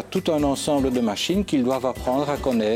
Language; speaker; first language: French; native; French